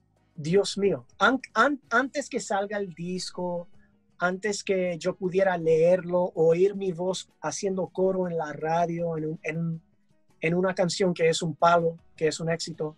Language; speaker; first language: Spanish; early bilingual, heritage; English